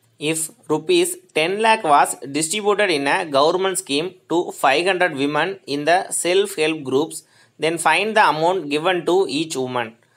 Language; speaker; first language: English; non-native, local second language; Tamil